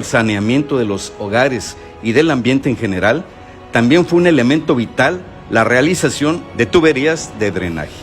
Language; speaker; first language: Spanish; native; Spanish